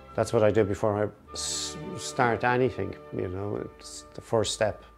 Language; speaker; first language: English; native; English